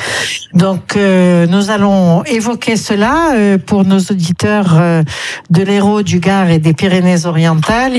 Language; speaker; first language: French; native; French